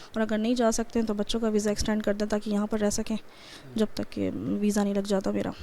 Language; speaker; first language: Hindi; native; Hindi